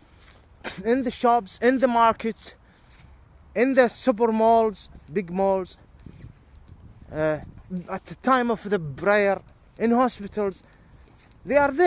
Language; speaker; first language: English; non-native, fluent; Arabic